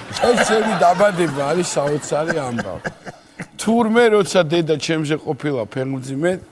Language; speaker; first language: Georgian; native; Georgian